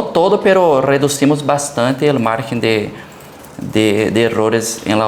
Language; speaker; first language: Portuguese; early bilingual, heritage; Portuguese